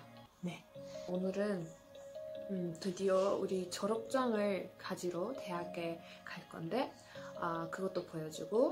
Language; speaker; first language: Korean; non-native, fluent; Azerbaijani